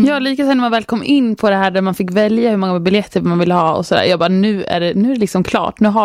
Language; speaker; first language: Swedish; native; Swedish